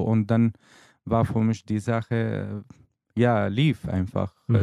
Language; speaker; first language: German; non-native, learner; Arabic